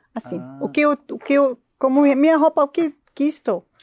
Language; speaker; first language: Portuguese; non-native, learner; Arabic